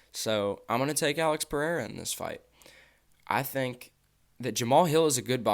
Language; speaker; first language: English; native; English